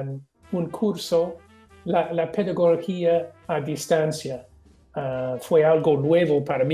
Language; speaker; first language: Spanish; non-native, fluent; English